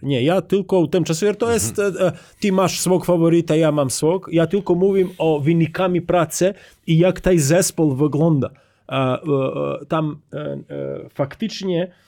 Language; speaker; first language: Polish; non-native, learner; Croatian